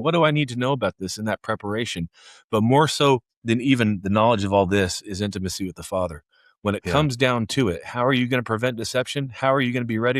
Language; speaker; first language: English; native; English